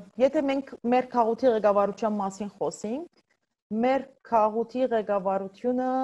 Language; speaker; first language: Armenian; early bilingual, heritage; Armenian